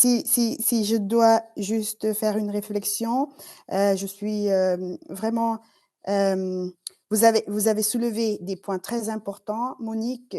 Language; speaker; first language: French; non-native, fluent; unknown